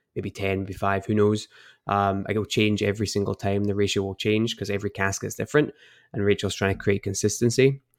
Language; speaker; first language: English; native; English